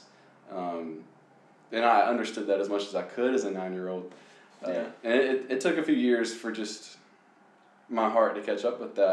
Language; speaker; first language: English; native; English